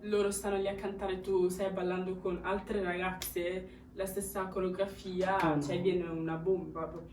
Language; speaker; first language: Italian; early bilingual, other home language; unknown